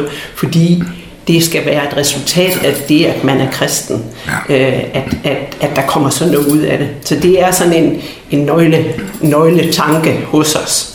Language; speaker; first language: Danish; native; Danish